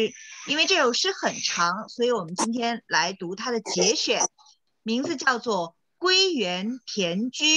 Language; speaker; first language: Chinese; native; Chinese